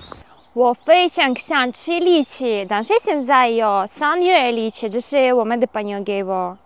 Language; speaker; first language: Chinese; non-native, learner; Ukrainian